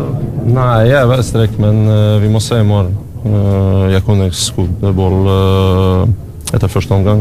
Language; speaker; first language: Norwegian; non-native, learner; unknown